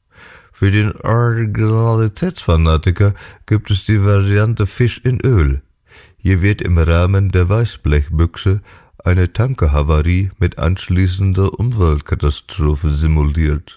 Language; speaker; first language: German; native; German